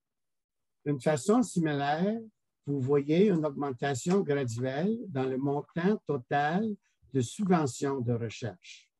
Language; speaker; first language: French; non-native, local second language; English